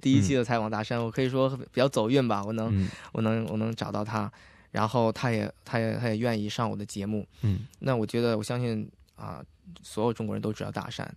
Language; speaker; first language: Chinese; native; Chinese